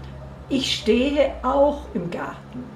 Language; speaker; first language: German; non-native, fluent; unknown